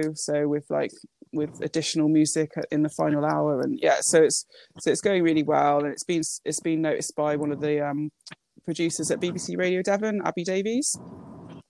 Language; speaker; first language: English; early bilingual, other home language; Japanese